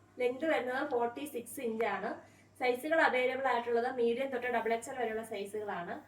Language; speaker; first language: Malayalam; native; Malayalam